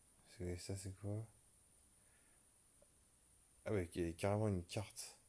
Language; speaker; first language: French; native; French